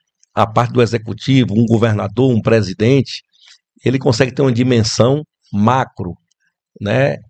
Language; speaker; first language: Portuguese; native; Portuguese